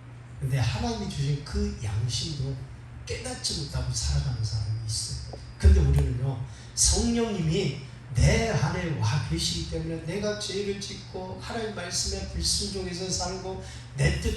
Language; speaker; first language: Korean; native; Korean